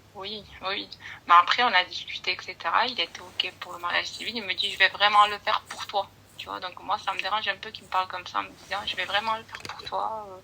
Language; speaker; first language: French; early bilingual, other home language; Arabic